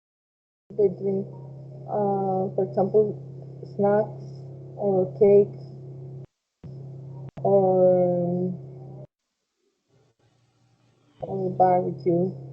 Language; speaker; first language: English; non-native, fluent; Spanish